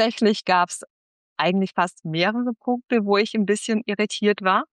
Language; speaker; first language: German; native; German